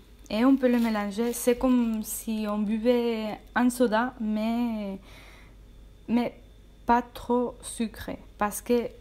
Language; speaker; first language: French; non-native, fluent; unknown